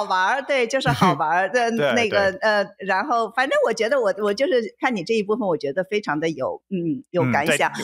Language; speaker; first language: Chinese; native; Chinese